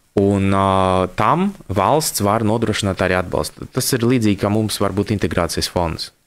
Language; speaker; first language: Latvian; non-native, local second language; Russian